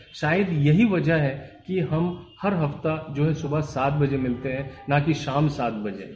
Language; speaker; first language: Hindi; non-native, local second language; Bangla